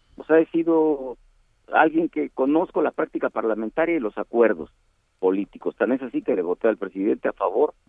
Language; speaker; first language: Spanish; native; Spanish